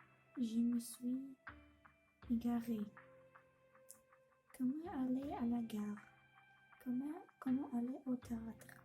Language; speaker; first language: French; non-native, learner; Russian